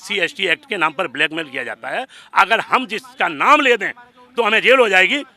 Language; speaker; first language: Hindi; native; Hindi